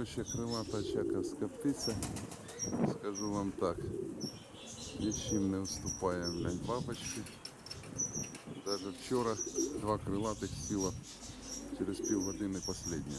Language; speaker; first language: Ukrainian; non-native, local second language; Russian